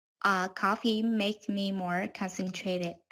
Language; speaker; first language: English; non-native, learner; Vietnamese